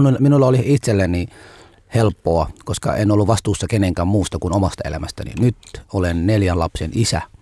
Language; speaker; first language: Finnish; non-native, fluent; Somali